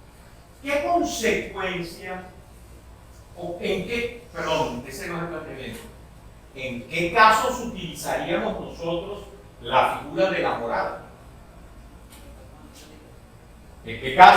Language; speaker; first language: Spanish; native; Spanish